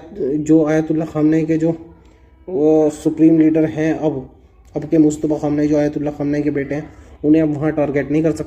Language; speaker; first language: Hindi; native; Hindi